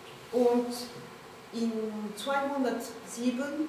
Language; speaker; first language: German; non-native, learner; French